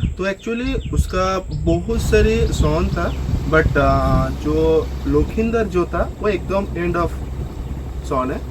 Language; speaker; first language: Hindi; non-native, local second language; Bangla